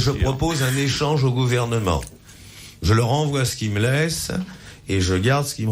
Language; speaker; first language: French; native; French